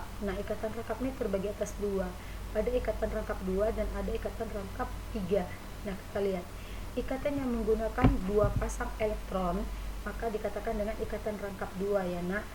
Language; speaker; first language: Indonesian; native; Indonesian